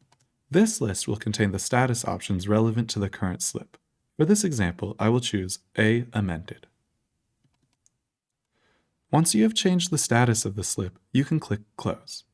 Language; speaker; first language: English; native; English